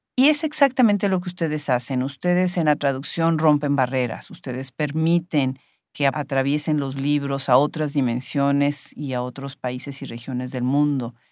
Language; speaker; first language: Spanish; native; Spanish